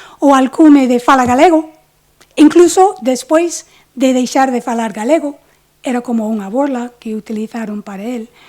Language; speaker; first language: Galician; non-native, fluent; English